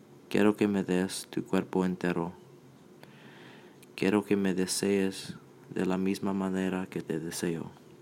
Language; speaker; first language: Spanish; non-native, learner; English